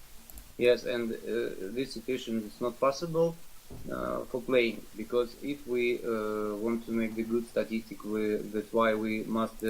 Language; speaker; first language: English; non-native, learner; Russian